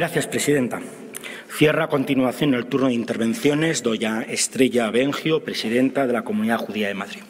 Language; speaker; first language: Spanish; native; Spanish